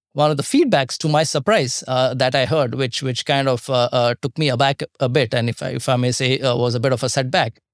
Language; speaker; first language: English; non-native, local second language; Marathi